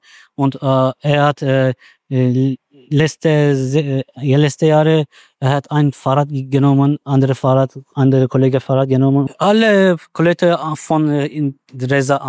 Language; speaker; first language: German; non-native, learner; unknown